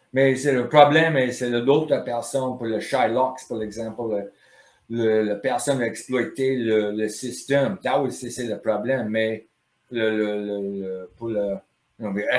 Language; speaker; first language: French; non-native, learner; English